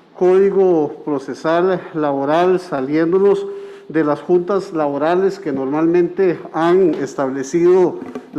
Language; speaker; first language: Spanish; native; Spanish